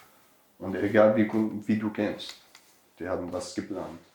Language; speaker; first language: German; non-native, learner; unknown